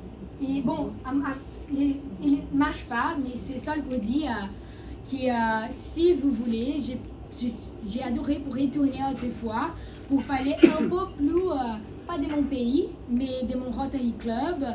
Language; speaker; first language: French; non-native, learner; Portuguese